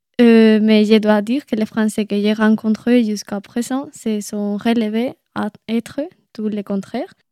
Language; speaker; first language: French; non-native, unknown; Spanish